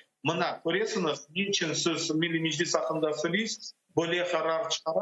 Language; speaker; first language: Turkish; non-native, learner; Crimean Tatar